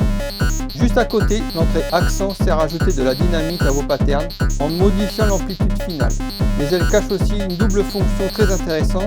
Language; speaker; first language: French; native; French